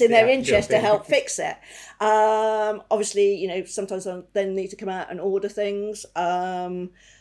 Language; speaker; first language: English; native; English